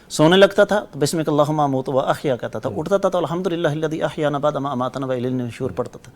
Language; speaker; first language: Urdu; non-native, local second language; Punjabi